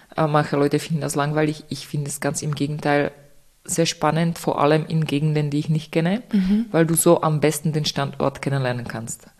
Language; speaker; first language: German; non-native, fluent; Czech